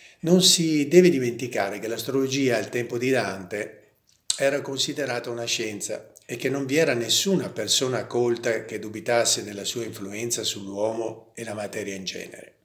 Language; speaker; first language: Italian; native; Italian